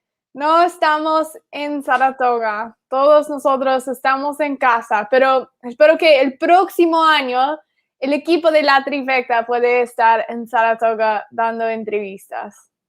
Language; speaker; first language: Spanish; non-native, fluent; English